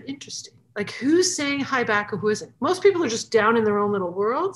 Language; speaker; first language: English; native; English